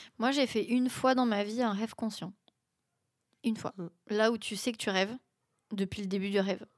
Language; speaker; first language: French; native; French